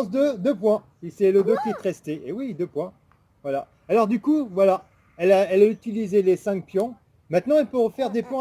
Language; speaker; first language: French; native; French